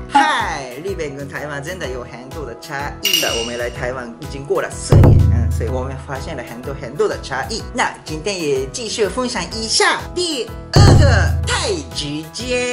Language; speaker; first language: Chinese; non-native, fluent; Japanese